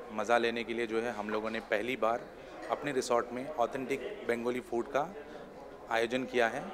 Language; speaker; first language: Hindi; native; Hindi